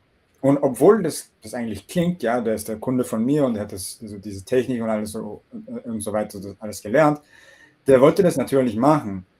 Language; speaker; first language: German; non-native, fluent; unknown